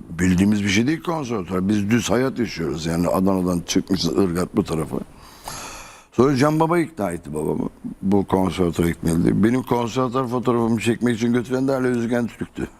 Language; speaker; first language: Turkish; native; Turkish